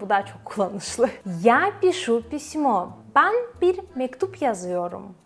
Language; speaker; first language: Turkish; non-native, fluent; Russian